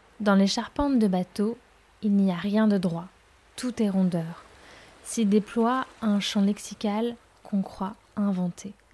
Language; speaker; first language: French; native; French